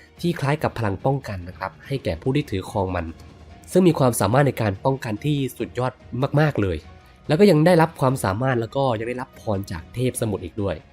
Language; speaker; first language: Thai; native; Thai